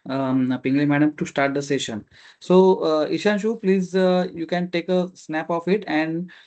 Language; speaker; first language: English; non-native, local second language; Marathi